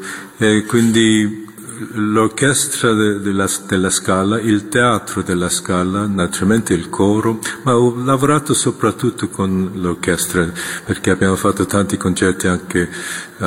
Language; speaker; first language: Italian; non-native, fluent; Korean